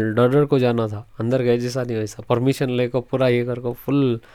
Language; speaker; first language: Hindi; non-native, local second language; Urdu